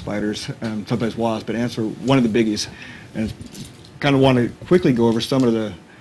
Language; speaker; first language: English; native; English